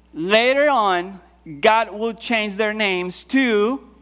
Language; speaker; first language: English; non-native, fluent; Spanish